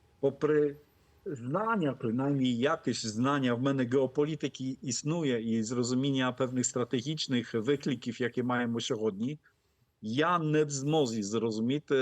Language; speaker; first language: Polish; non-native, fluent; Ukrainian